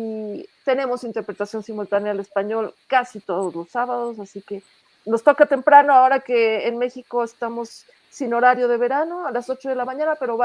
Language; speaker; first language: Spanish; native; Spanish